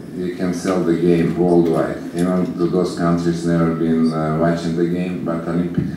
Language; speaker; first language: English; non-native, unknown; Russian